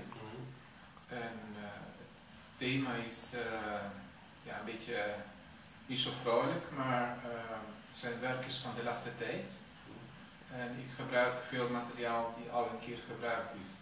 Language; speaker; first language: Dutch; non-native, fluent; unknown